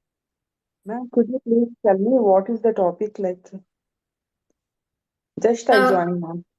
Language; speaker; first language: English; non-native, learner; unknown